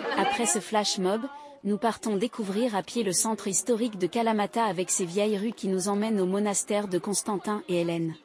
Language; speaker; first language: French; native; French